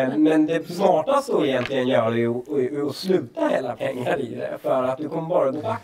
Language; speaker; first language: Swedish; early bilingual, other home language; Persian